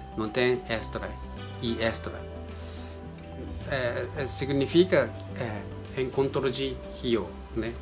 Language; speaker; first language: Portuguese; non-native, learner; Japanese